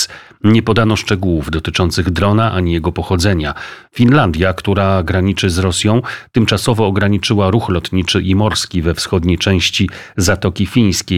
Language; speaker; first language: Polish; native; Polish